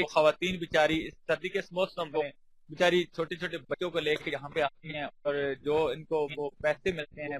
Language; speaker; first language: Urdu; non-native, local second language; Punjabi